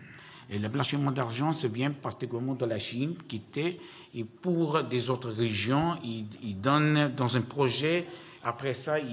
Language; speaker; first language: French; non-native, learner; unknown